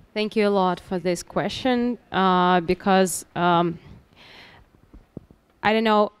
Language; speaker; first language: English; non-native, learner; Russian